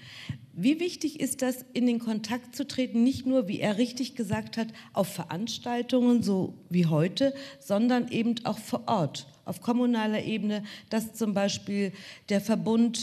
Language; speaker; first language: German; native; German